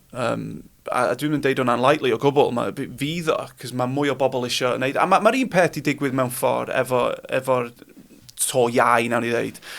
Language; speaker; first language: Welsh; non-native, local second language; English